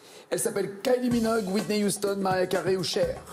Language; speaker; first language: French; native; French